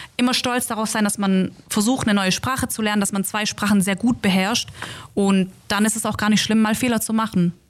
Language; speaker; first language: German; native; German